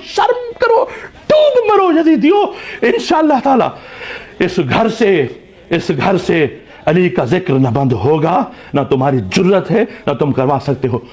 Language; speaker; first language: Urdu; non-native, local second language; Saraiki